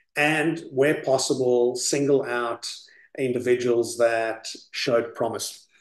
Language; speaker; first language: English; early bilingual, other home language; Afrikaans